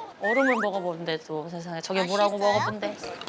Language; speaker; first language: Korean; native; Korean